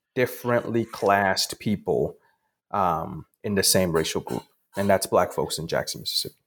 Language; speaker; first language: English; non-native, local second language; Akan